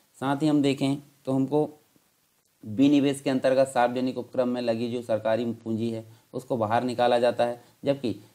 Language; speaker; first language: Hindi; native; Hindi